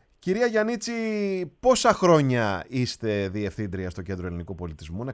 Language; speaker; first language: Greek; native; Greek